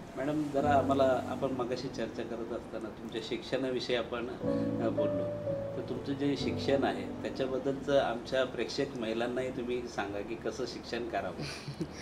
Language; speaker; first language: Marathi; native; Marathi